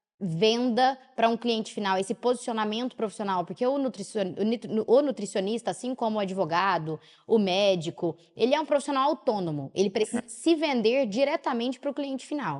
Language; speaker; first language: Portuguese; native; Portuguese